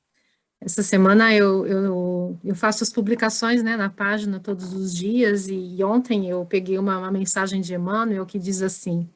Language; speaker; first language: Portuguese; native; Portuguese